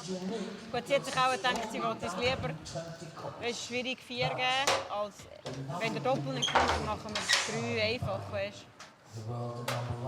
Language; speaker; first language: German; native; German